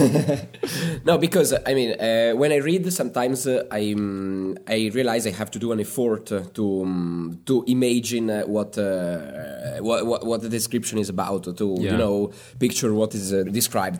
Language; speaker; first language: English; non-native, fluent; Italian